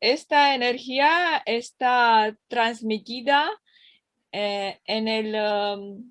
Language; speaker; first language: Spanish; non-native, learner; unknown